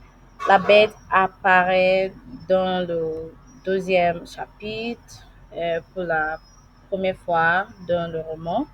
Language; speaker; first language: French; non-native, learner; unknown